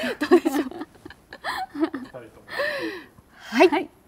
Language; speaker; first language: Japanese; native; Japanese